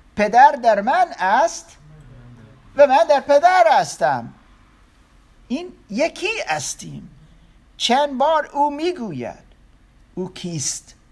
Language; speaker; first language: Persian; non-native, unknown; German